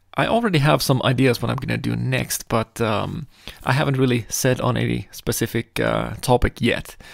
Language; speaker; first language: English; non-native, fluent; Finnish